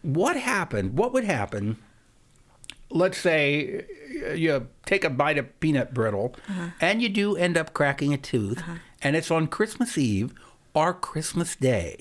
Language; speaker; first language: English; native; English